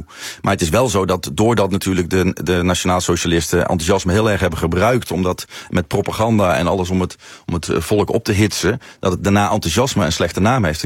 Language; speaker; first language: Dutch; native; Dutch